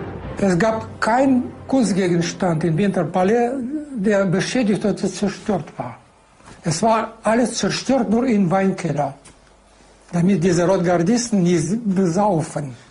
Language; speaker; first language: German; non-native, fluent; Russian